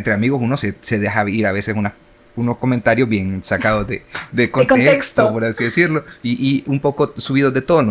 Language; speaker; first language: Spanish; native; Spanish